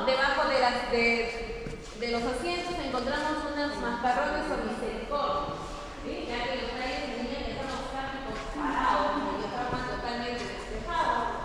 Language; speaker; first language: Spanish; native; Spanish